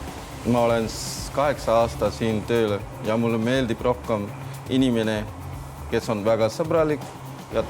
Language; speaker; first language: Estonian; non-native, learner; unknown